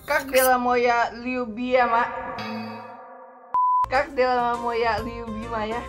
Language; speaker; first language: Russian; non-native, learner; Indonesian